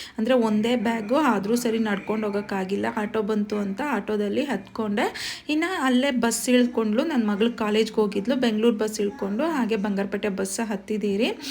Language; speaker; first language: Kannada; native; Kannada